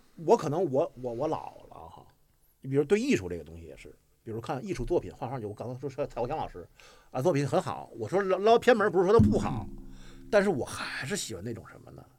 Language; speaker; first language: Chinese; native; Chinese